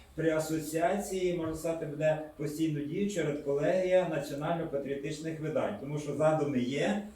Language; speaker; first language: Ukrainian; native; Ukrainian